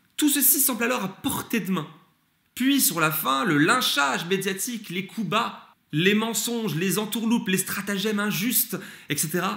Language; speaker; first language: French; early bilingual, other home language; Turkish